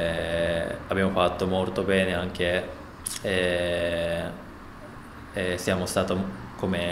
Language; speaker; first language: Italian; non-native, learner; Japanese